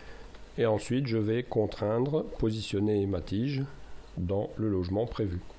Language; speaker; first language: French; native; French